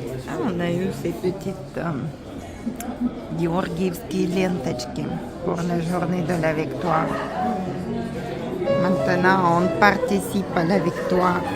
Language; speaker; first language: French; non-native, fluent; Russian